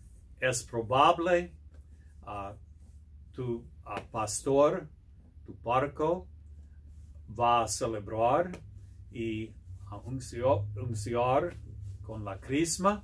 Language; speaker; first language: Spanish; non-native, learner; English